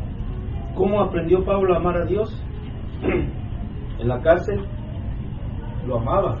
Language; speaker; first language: Spanish; native; Spanish